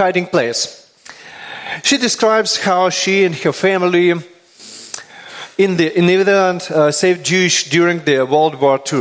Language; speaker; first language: English; non-native, fluent; Russian